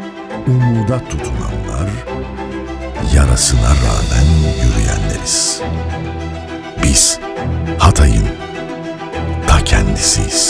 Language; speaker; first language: Turkish; native; Turkish